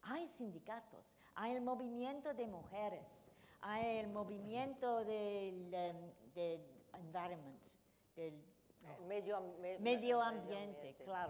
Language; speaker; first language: Spanish; non-native, fluent; English